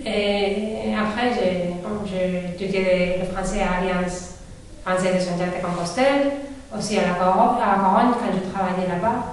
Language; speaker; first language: French; non-native, fluent; Spanish